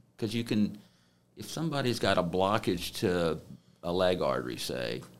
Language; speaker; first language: English; native; English